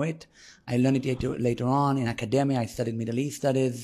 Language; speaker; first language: English; non-native, fluent; Hebrew